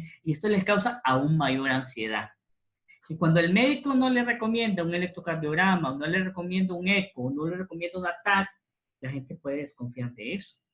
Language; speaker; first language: Spanish; native; Spanish